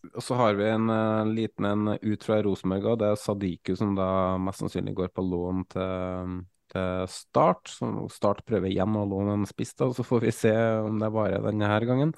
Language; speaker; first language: Norwegian; native; Norwegian